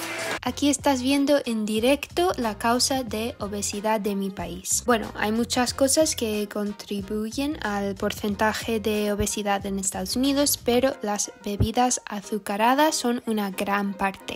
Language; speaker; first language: Spanish; non-native, fluent; English